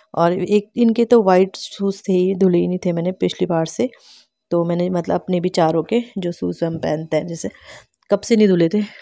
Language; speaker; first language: Hindi; native; Hindi